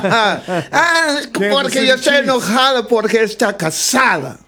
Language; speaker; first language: Spanish; non-native, learner; English